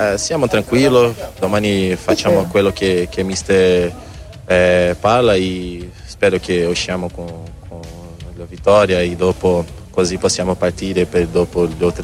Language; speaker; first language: Italian; non-native, learner; Portuguese